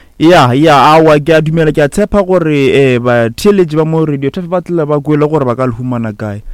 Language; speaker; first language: Northern Sotho; native; Northern Sotho